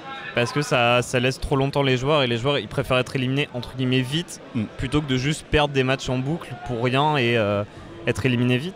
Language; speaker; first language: French; native; French